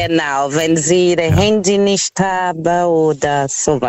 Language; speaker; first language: German; non-native, fluent; Portuguese